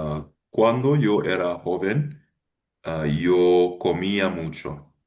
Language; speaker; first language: Spanish; non-native, learner; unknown